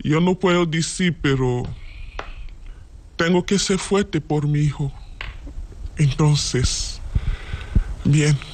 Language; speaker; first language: Spanish; non-native, learner; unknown